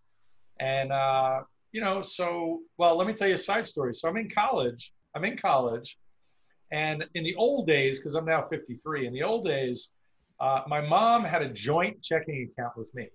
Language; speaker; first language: English; native; English